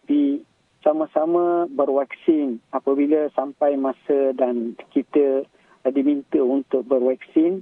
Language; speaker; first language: Malay; native; Malay